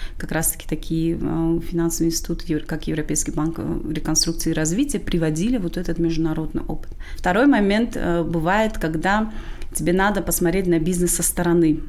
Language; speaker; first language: Russian; non-native, local second language; Tajik